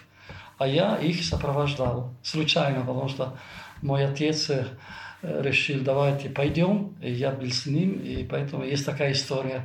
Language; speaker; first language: Russian; non-native, fluent; Italian